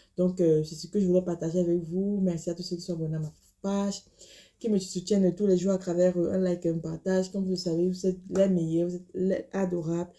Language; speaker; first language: French; native; French